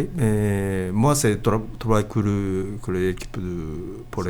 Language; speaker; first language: French; non-native, learner; Japanese